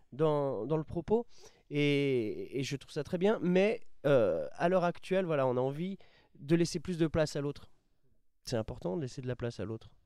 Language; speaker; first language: French; native; French